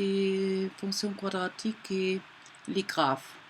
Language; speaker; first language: French; non-native, fluent; German